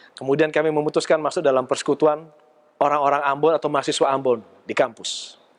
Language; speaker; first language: Indonesian; native; Indonesian